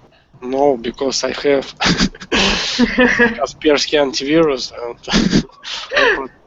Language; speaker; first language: English; non-native, learner; Russian